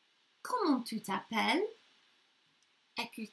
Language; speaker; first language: French; non-native, learner; English